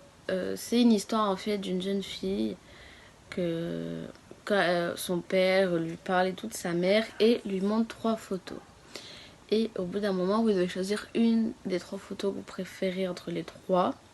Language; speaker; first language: French; native; French